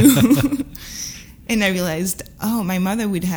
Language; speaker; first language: English; non-native, fluent; French